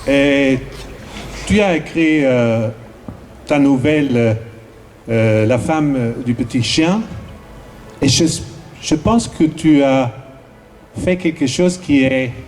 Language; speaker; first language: French; non-native, fluent; Swedish